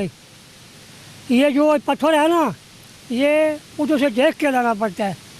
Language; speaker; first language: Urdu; non-native, local second language; Northern Hindko